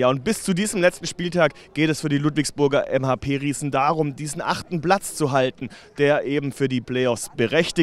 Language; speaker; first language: German; native; German